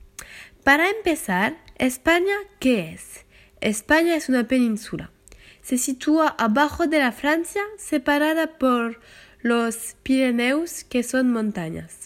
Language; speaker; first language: Spanish; non-native, learner; French